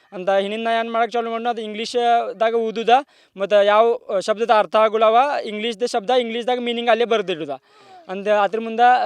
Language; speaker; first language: Kannada; non-native, local second language; Marathi